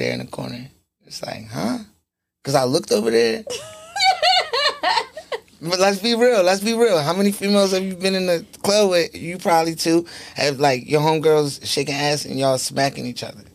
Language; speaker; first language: English; native; English